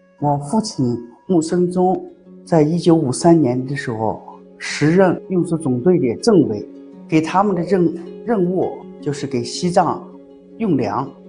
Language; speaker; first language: Chinese; native; Chinese